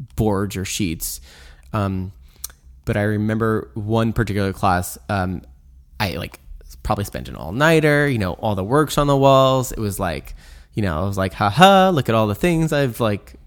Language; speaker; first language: English; native; English